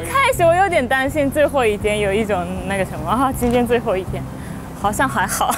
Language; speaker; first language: Chinese; non-native, fluent; Japanese